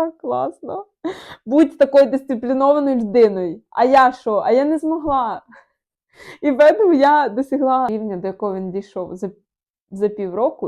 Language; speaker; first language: Ukrainian; non-native, local second language; Russian